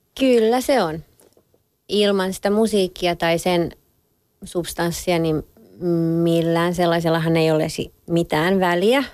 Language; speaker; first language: Finnish; early bilingual, other home language; French